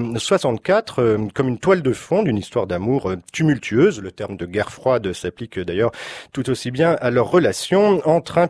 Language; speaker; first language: French; native; French